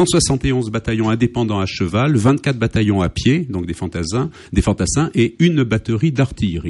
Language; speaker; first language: French; native; French